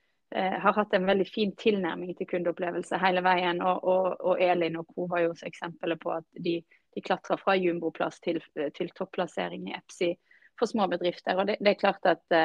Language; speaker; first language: Norwegian; native; Norwegian